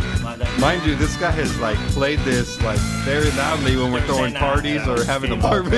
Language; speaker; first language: English; native; English